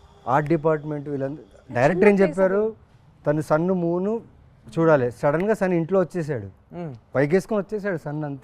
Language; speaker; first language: Telugu; native; Telugu